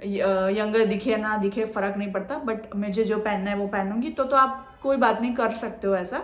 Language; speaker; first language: Hindi; native; Hindi